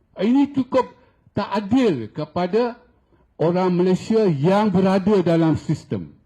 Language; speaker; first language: Malay; native; Malay